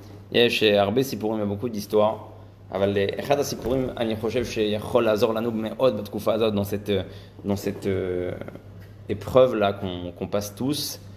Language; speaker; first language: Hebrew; non-native, fluent; French